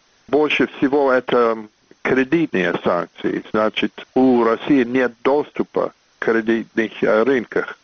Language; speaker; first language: Russian; non-native, fluent; English